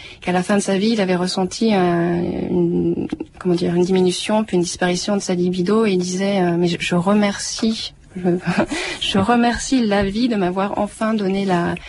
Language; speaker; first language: French; native; French